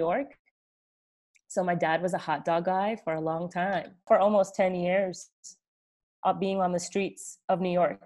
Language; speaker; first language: English; early bilingual, other home language; Arabic